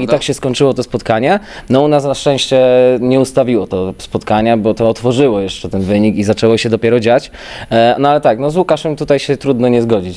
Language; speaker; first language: Polish; native; Polish